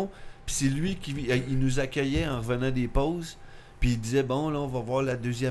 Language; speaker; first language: French; native; French